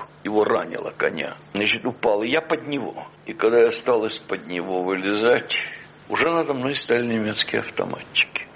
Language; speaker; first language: Russian; native; Russian